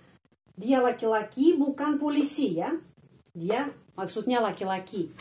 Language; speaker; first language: Indonesian; non-native, fluent; Russian